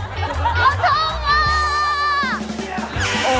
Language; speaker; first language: Chinese; native; Chinese